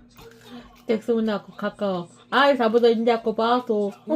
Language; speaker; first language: Filipino; non-native, learner; Korean